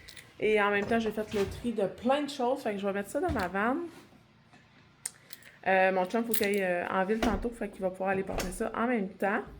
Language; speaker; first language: French; native; French